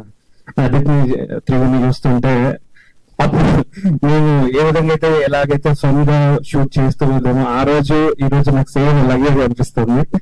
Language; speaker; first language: Telugu; native; Telugu